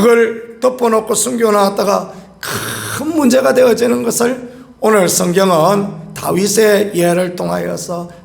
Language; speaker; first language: Korean; native; Korean